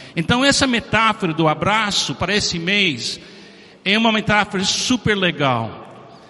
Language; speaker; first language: Portuguese; non-native, fluent; English